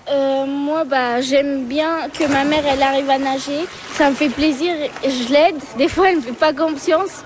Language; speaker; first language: French; early bilingual, other home language; Turkish